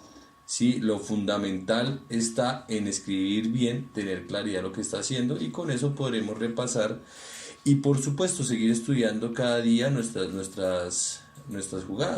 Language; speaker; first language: Spanish; native; Spanish